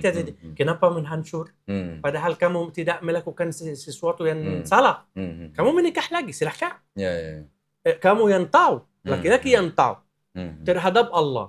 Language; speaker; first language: Indonesian; non-native, learner; Arabic